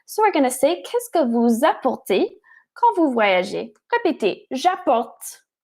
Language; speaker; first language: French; non-native, fluent; English